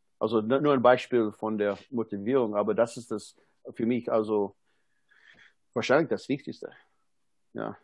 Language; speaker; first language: German; non-native, fluent; English